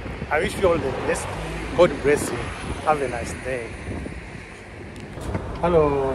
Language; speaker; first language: English; non-native, local second language; Ganda